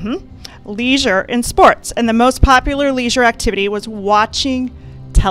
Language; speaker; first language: English; native; English